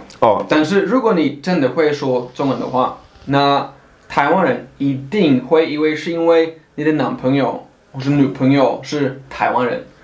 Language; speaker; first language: Chinese; non-native, fluent; Swedish